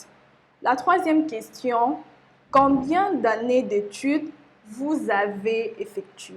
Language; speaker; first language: French; non-native, local second language; Lingala